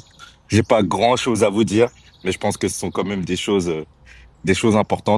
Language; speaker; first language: French; native; French